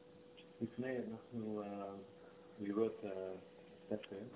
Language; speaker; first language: Hebrew; non-native, learner; English